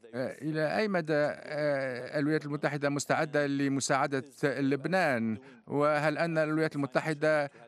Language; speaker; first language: Arabic; native; Arabic